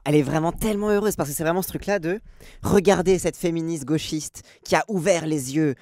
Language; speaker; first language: French; native; French